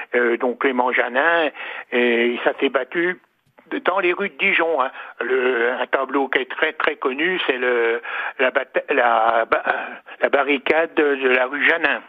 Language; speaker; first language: French; native; French